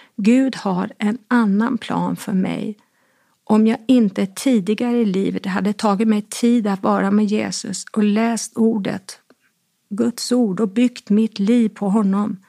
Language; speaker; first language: Swedish; native; Swedish